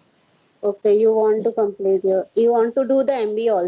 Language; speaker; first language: English; non-native, learner; Hindi